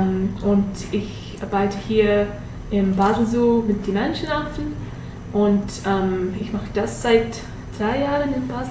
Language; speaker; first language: German; non-native, learner; English